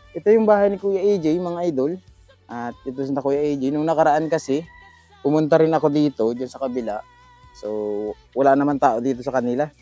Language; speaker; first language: Filipino; native; Filipino